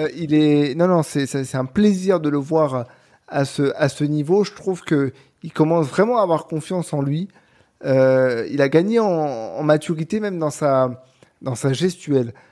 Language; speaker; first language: French; native; French